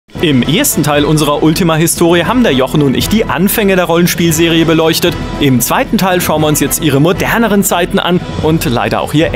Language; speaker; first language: German; native; German